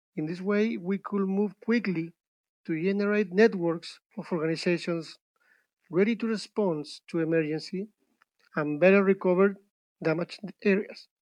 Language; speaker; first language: English; non-native, fluent; Spanish